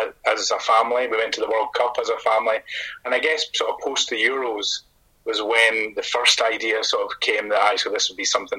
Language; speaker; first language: English; native; English